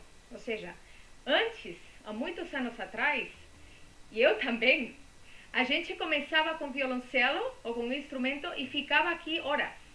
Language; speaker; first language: Portuguese; non-native, fluent; Spanish